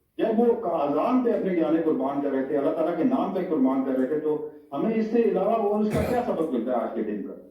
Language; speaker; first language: Urdu; non-native, local second language; Pahari-Potwari